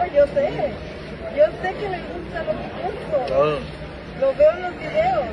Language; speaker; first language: Spanish; native; Spanish